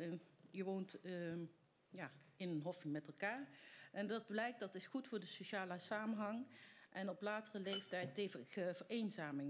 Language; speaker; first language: Dutch; native; Dutch